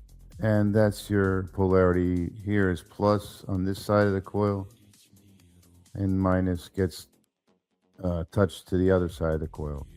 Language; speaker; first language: English; native; English